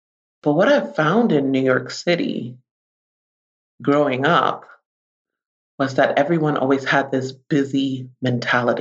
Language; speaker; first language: English; native; English